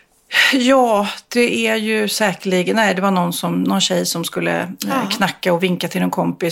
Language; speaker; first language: Swedish; native; Swedish